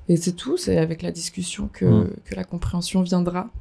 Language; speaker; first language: French; native; French